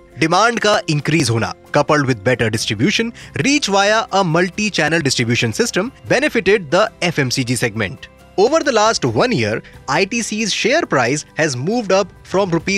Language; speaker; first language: English; non-native, local second language; Hindi